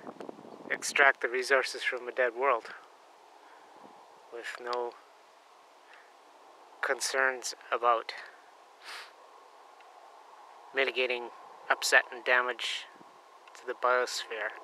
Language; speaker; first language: English; native; English